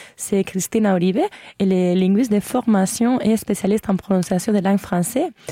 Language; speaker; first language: French; non-native, fluent; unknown